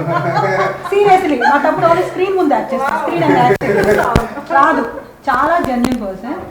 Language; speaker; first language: Telugu; native; Telugu